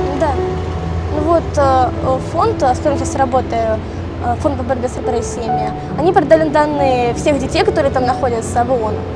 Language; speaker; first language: Russian; native; Russian